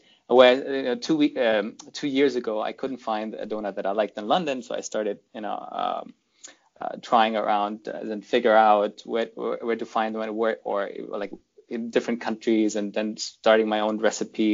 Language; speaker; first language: English; non-native, fluent; German